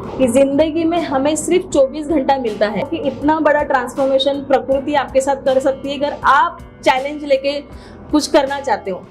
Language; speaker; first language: Hindi; non-native, local second language; Marathi